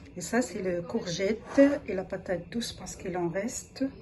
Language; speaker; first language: French; non-native, local second language; Arabic